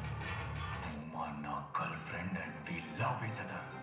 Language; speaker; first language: Telugu; native; Telugu